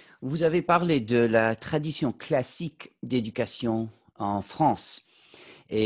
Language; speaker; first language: French; non-native, fluent; English